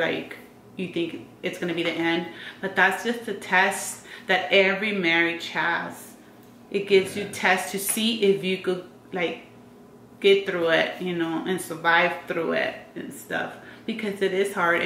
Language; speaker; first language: English; native; English